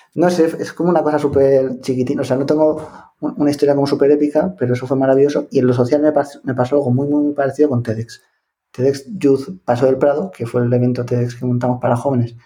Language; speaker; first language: Spanish; native; Spanish